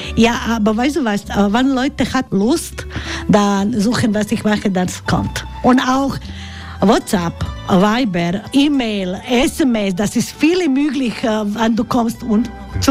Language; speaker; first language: German; non-native, learner; Croatian